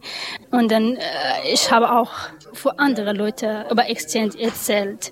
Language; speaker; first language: German; non-native, learner; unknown